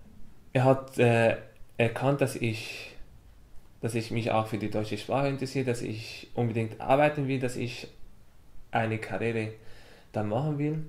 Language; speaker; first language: German; non-native, fluent; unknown